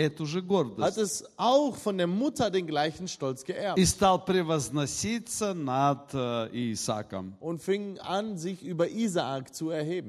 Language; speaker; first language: German; non-native, fluent; Russian